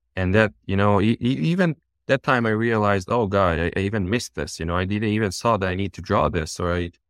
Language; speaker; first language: English; non-native, fluent; Bosnian